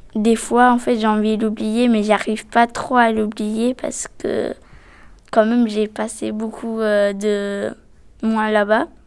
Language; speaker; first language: French; non-native, fluent; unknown